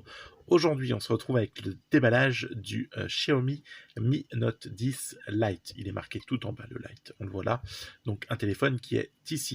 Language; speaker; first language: French; native; French